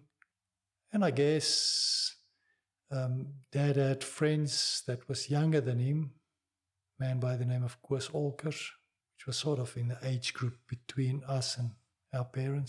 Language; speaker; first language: English; non-native, local second language; Afrikaans